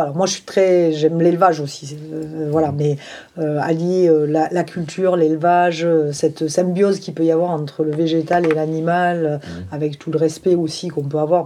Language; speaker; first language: French; native; French